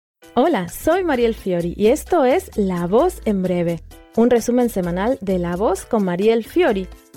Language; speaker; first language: Spanish; native; Spanish